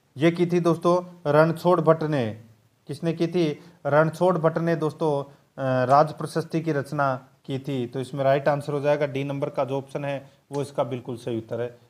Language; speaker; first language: Hindi; native; Hindi